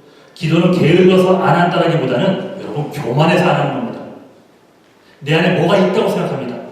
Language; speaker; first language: Korean; native; Korean